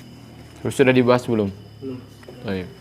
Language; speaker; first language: Indonesian; native; Indonesian